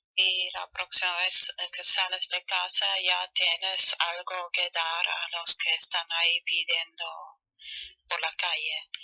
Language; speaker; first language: Spanish; non-native, fluent; German